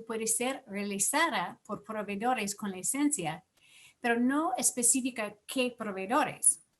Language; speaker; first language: Spanish; non-native, fluent; English